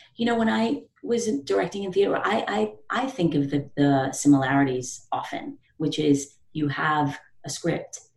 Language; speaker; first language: English; native; English